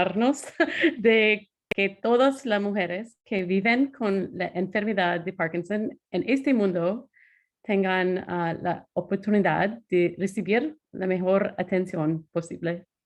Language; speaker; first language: Spanish; non-native, learner; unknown